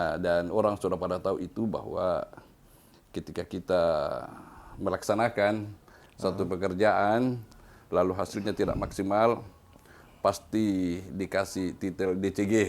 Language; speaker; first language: Indonesian; non-native, local second language; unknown